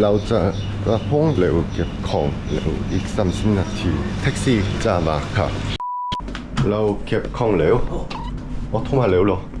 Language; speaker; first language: Thai; non-native, learner; Korean